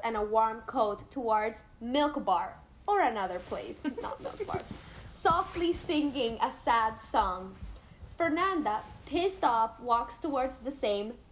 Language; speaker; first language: English; non-native, fluent; Spanish